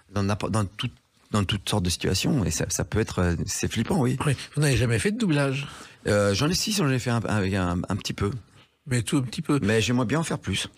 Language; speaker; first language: French; native; French